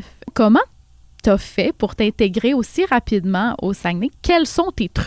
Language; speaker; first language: French; native; French